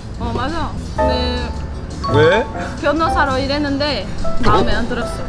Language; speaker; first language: Korean; non-native, learner; Portuguese